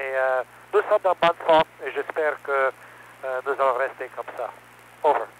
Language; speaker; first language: French; non-native, learner; English